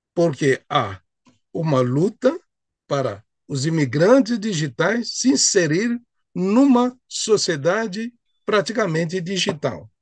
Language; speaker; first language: Portuguese; non-native, fluent; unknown